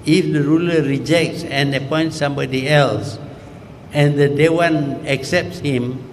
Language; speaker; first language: English; non-native, local second language; Malay